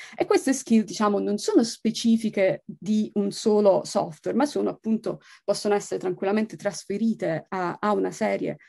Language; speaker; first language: Italian; native; Italian